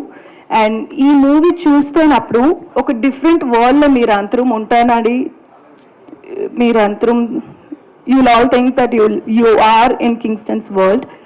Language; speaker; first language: Telugu; non-native, learner; Tamil